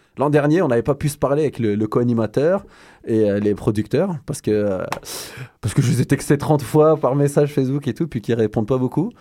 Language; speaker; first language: French; native; French